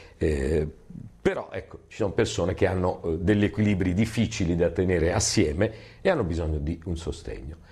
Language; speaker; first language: Italian; native; Italian